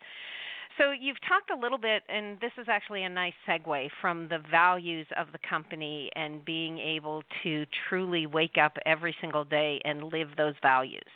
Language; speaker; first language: English; native; English